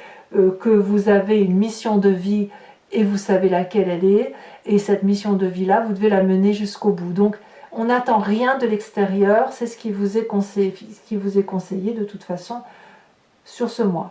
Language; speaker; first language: French; native; French